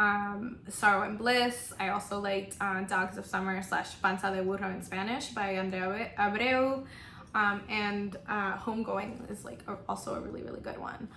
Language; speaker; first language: English; non-native, local second language; Spanish